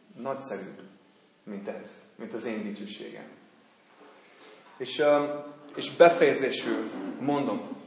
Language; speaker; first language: Hungarian; non-native, fluent; English